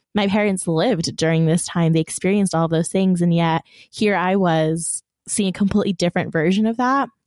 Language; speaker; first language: English; early bilingual, other home language; Persian